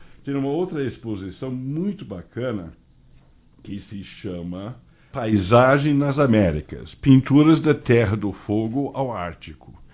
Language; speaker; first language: Portuguese; non-native, fluent; English